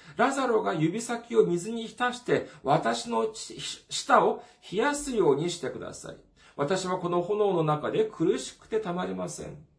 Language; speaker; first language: Japanese; non-native, fluent; Korean